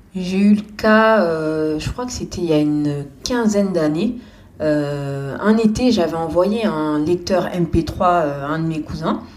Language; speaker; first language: French; native; French